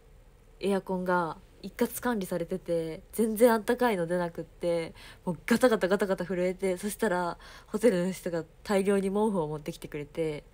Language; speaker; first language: Japanese; native; Japanese